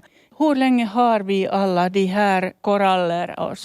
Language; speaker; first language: Swedish; non-native, local second language; Finnish